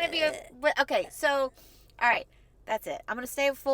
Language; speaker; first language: English; native; English